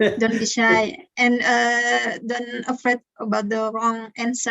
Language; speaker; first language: English; non-native, learner; Indonesian